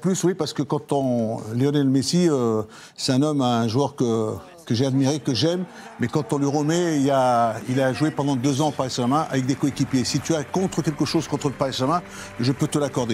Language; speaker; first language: French; native; French